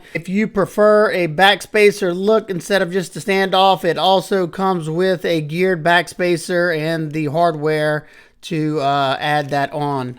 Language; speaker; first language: English; native; English